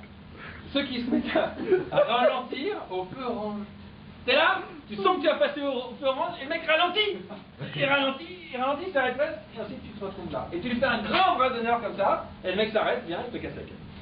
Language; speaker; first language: French; native; French